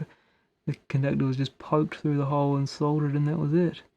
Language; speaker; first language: English; native; English